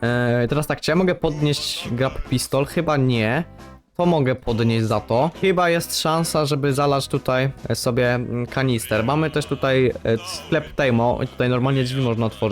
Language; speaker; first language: Polish; native; Polish